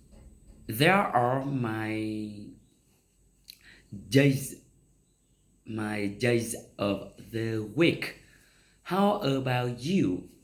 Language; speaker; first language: English; non-native, learner; Vietnamese